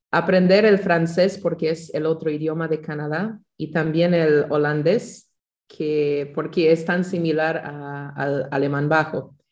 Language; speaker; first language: Spanish; early bilingual, other home language; Low German